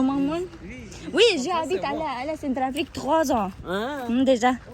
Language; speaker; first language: French; non-native, learner; Kazakh